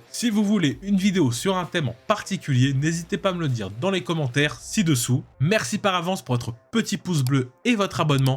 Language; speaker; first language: French; native; French